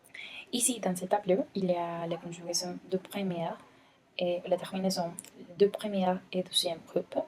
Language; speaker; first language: French; non-native, learner; Spanish